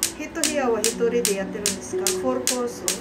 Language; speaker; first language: Japanese; non-native, fluent; Filipino